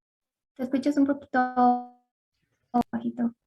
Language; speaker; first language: Spanish; native; Spanish